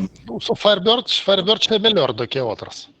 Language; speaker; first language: Portuguese; non-native, learner; Russian